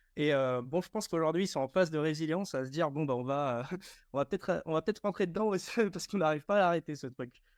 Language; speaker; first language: French; native; French